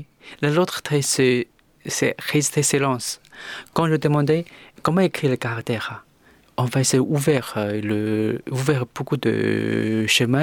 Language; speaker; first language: French; non-native, learner; Chinese